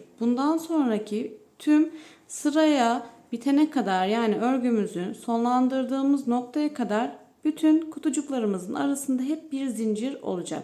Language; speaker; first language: Turkish; native; Turkish